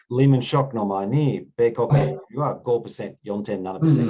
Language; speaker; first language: Japanese; non-native, learner; English